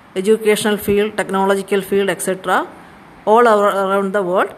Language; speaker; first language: English; non-native, local second language; Malayalam